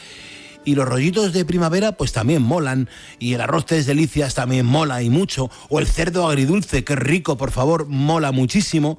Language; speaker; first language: Spanish; native; Spanish